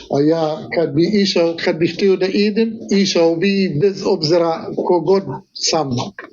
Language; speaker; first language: Bosnian; non-native, fluent; Arabic